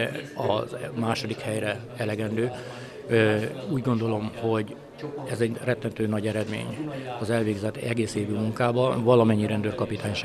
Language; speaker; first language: Hungarian; native; Hungarian